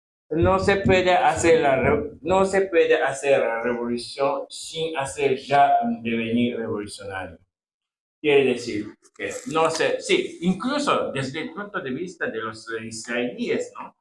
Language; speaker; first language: Spanish; non-native, fluent; Japanese